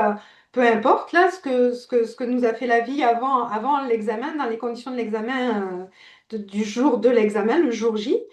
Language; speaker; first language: French; native; French